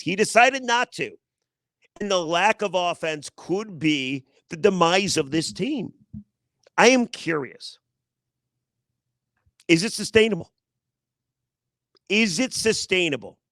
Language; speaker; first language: English; native; English